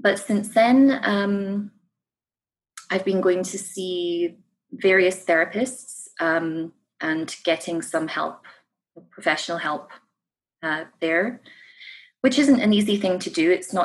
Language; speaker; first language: English; native; English